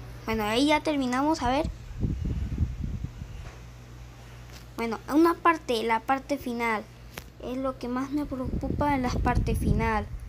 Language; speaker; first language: Spanish; native; Spanish